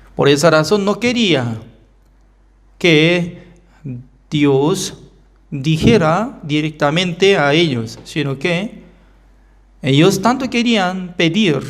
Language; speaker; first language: Spanish; non-native, fluent; Korean